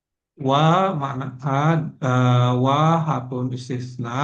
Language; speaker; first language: Arabic; non-native, learner; Indonesian